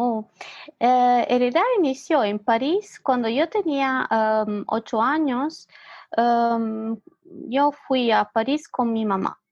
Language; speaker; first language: Spanish; non-native, fluent; Italian